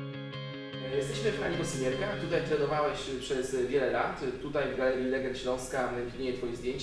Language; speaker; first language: Polish; native; Polish